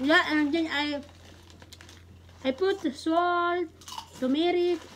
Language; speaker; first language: English; non-native, learner; Cebuano